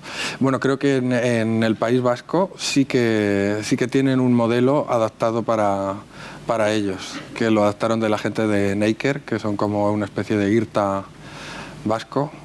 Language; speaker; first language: Spanish; native; Spanish